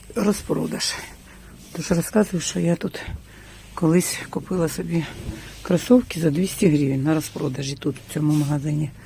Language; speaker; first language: Ukrainian; non-native, local second language; Russian